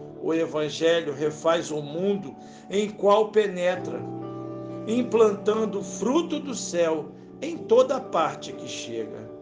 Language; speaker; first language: Portuguese; native; Portuguese